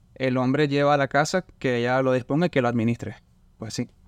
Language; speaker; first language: Spanish; native; Spanish